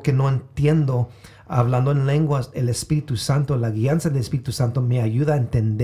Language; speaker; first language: Spanish; early bilingual, heritage; Spanish